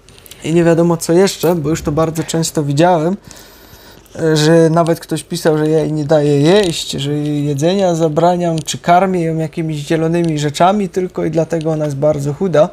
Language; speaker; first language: Polish; native; Polish